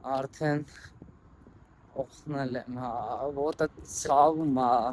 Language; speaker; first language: Armenian; non-native, learner; Hindi